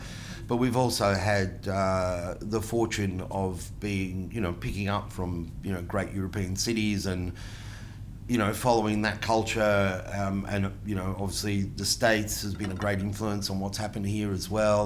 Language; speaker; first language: English; non-native, local second language; Italian